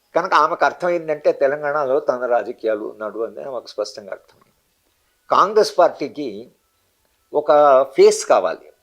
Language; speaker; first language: Telugu; native; Telugu